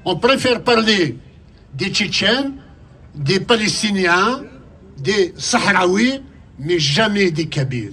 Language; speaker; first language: French; non-native, local second language; Kabyle